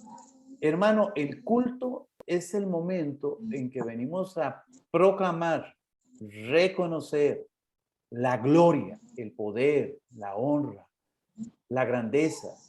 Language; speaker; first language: Spanish; native; Spanish